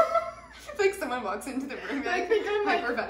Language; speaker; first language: English; native; English